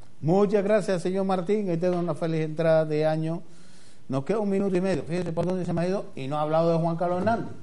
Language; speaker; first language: Spanish; native; Spanish